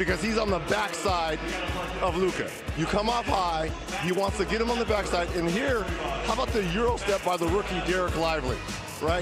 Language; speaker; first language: English; native; English